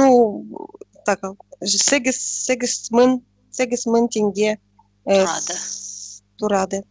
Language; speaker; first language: Kazakh; non-native, learner; Russian